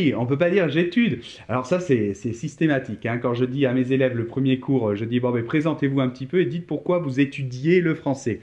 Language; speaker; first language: French; native; French